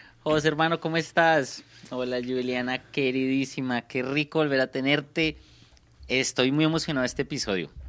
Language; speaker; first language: Spanish; native; Spanish